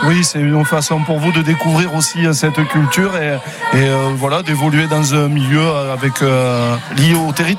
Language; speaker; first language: French; native; French